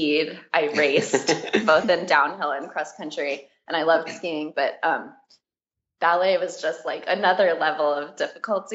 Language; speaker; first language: English; native; English